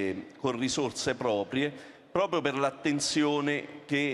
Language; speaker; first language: Italian; native; Italian